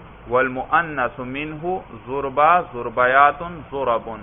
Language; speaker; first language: Arabic; non-native, fluent; Urdu